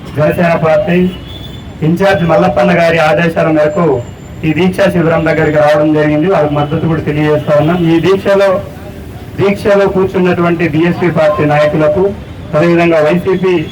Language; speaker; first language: Telugu; native; Telugu